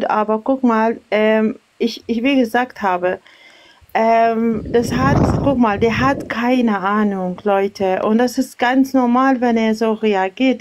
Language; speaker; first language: German; non-native, learner; Arabic